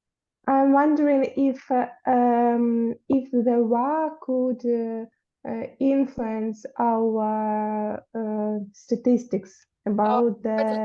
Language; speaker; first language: English; non-native, fluent; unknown